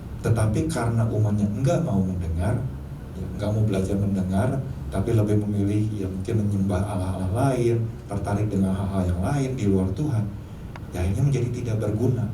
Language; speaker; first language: Indonesian; native; Indonesian